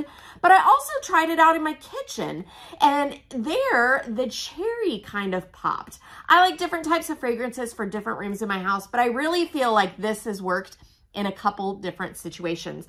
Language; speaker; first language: English; native; English